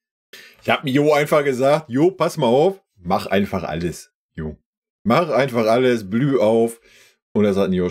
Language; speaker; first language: German; native; German